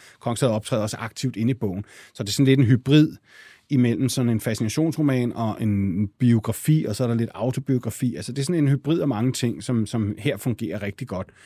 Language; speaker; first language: Danish; native; Danish